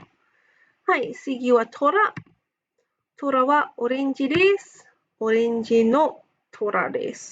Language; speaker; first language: Japanese; non-native, fluent; English